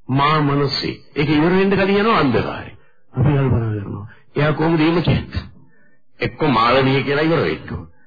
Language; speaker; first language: Sinhala; native; Sinhala